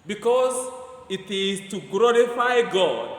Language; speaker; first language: English; non-native, local second language; Swahili